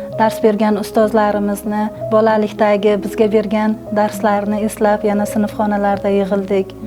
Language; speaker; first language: Uzbek; native; Uzbek